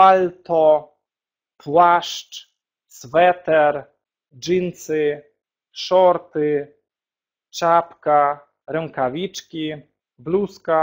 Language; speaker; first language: Polish; non-native, fluent; Russian